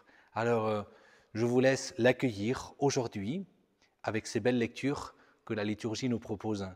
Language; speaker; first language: French; non-native, fluent; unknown